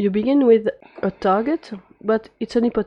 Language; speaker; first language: English; non-native, fluent; French